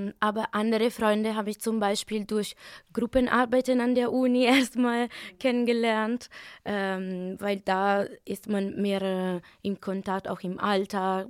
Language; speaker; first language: German; non-native, fluent; Italian